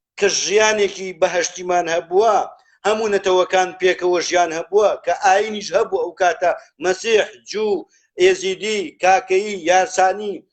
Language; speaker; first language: Central Kurdish; non-native, local second language; Gurani